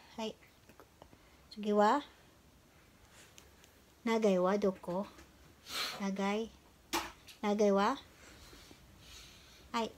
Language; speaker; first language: Japanese; non-native, learner; Filipino